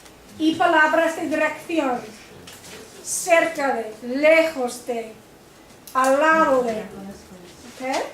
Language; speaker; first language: Spanish; non-native, fluent; English